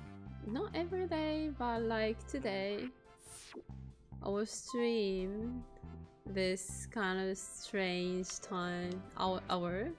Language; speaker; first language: English; non-native, learner; Japanese